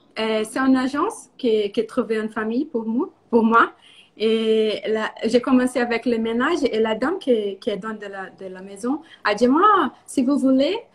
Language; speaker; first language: French; non-native, learner; Portuguese